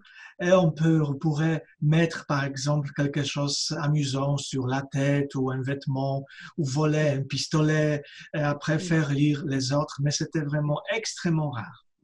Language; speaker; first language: French; non-native, fluent; Polish